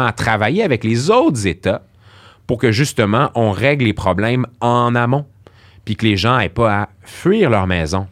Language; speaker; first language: French; early bilingual, other home language; Arabic